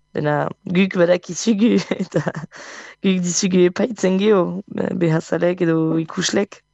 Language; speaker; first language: Basque; native; Basque